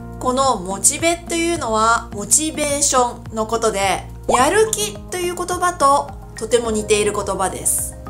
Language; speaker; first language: Japanese; native; Japanese